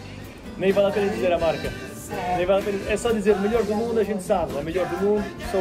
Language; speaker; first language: Portuguese; non-native, learner; French